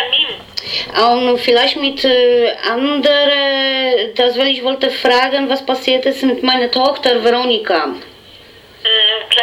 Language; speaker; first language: German; non-native, learner; Polish